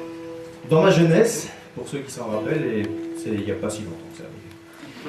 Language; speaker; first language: French; native; French